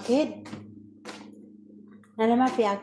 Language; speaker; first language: Arabic; non-native, learner; Indonesian